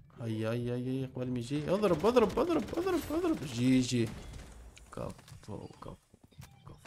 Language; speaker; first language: Arabic; native; Arabic